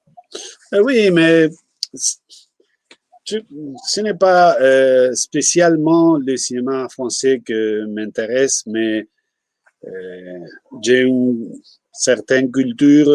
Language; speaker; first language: French; non-native, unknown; Spanish